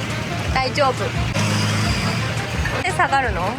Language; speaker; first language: Japanese; native; Japanese